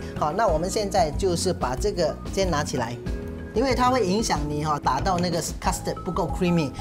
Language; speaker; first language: Chinese; native; Chinese